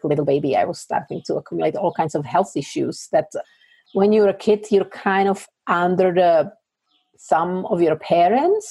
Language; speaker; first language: English; non-native, fluent; Czech